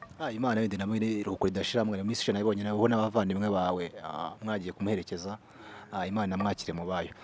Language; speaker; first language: Kinyarwanda; native; Kinyarwanda